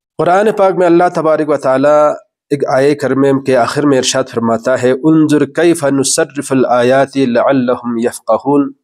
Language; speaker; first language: Urdu; non-native, local second language; Balti